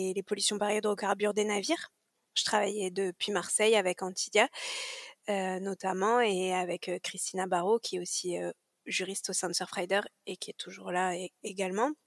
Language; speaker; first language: French; native; French